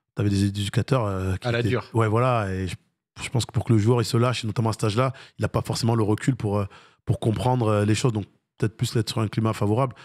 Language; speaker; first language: French; native; French